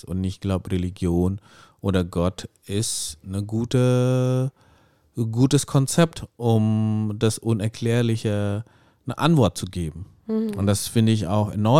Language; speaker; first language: German; non-native, fluent; Indonesian